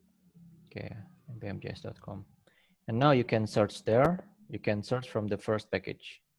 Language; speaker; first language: English; non-native, fluent; Indonesian